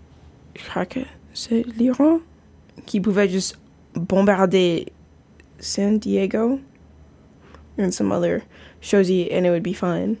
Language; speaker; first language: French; non-native, fluent; English